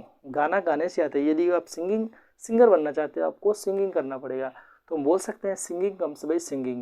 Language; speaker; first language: Hindi; native; Hindi